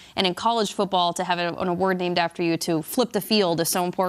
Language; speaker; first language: English; native; English